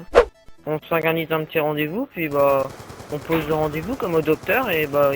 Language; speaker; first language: French; native; French